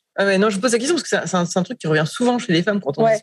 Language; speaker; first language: French; native; French